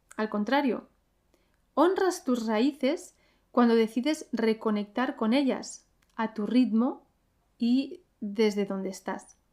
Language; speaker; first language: Spanish; early bilingual, heritage; Spanish